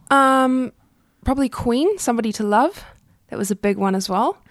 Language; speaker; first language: English; native; English